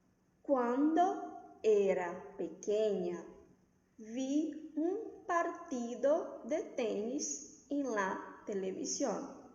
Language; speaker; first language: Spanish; non-native, fluent; Portuguese